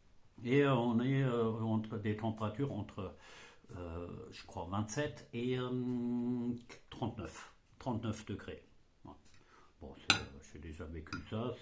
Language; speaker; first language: French; non-native, fluent; German